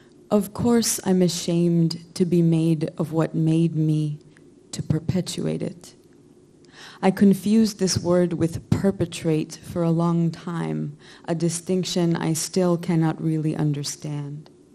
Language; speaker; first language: English; native; English